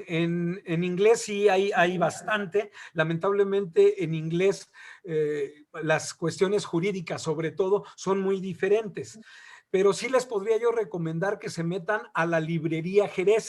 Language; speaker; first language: Spanish; native; Spanish